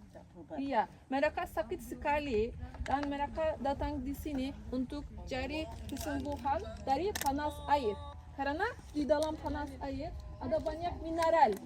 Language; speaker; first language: Indonesian; non-native, learner; Turkish